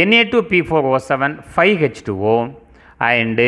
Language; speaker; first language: English; non-native, local second language; Tamil